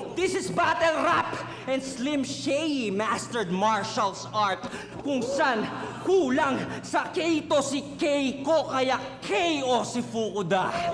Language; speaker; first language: Filipino; native; Filipino